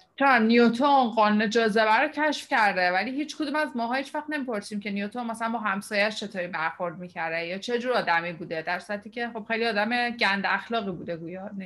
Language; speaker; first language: Persian; native; Persian